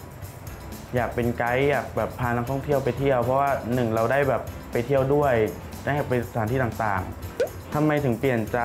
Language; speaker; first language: Thai; native; Thai